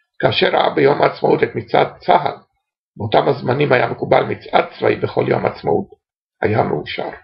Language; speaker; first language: Hebrew; early bilingual, other home language; Romanian